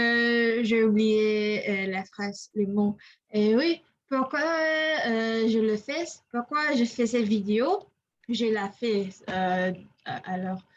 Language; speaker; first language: French; non-native, learner; English